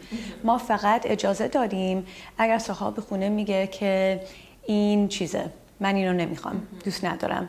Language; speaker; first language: Persian; early bilingual, heritage; Persian